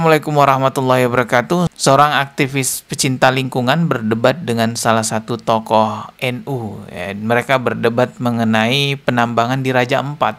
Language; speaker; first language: Indonesian; native; Indonesian